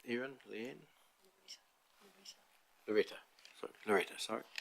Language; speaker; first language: English; native; English